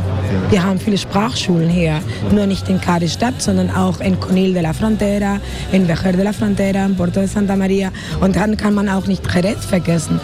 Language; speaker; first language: German; non-native, fluent; Spanish